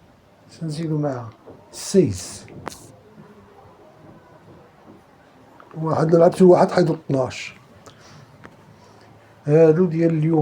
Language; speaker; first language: Arabic; native; Arabic